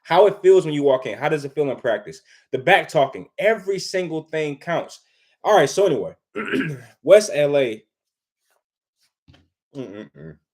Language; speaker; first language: English; native; English